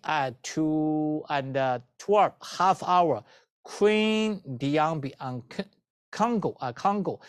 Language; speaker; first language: English; non-native, learner; Chinese